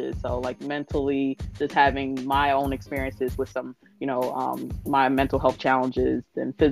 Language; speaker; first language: English; native; English